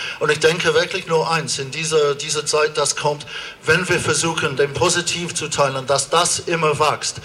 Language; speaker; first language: German; non-native, fluent; English